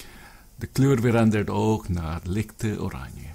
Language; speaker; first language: Dutch; non-native, learner; Filipino